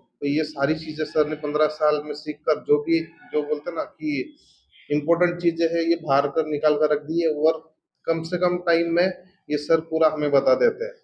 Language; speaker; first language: Hindi; non-native, local second language; Marathi